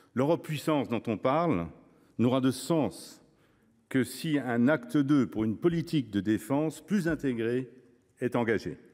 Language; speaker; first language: French; native; French